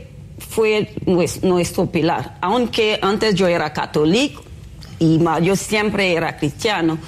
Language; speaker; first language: Spanish; non-native, fluent; Haitian Creole